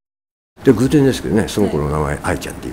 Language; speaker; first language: Japanese; native; Japanese